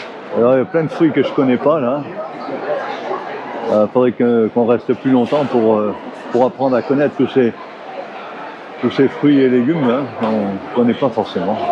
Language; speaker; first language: French; native; French